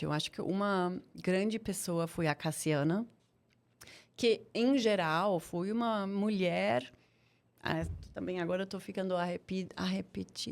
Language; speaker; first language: Portuguese; non-native, fluent; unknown